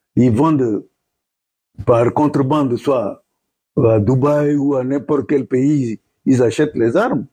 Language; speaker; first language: French; non-native, local second language; Sango